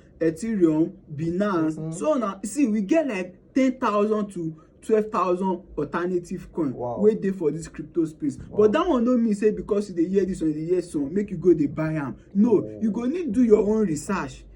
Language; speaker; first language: Nigerian Pidgin; native; Nigerian Pidgin